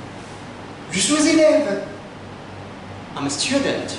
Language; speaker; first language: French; non-native, fluent; Arabic